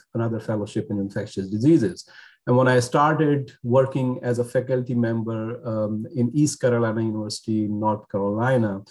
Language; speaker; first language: English; non-native, local second language; Urdu